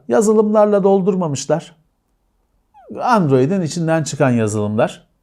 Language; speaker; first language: Turkish; native; Turkish